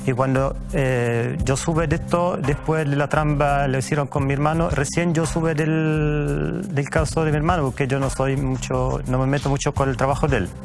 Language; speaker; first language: Spanish; native; Spanish